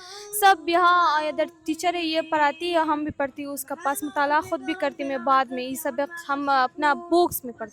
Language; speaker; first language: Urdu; non-native, learner; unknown